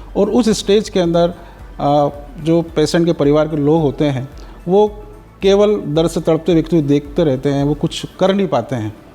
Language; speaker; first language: Hindi; native; Hindi